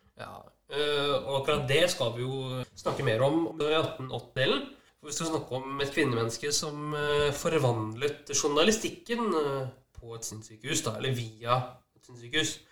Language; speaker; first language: Norwegian; native; Norwegian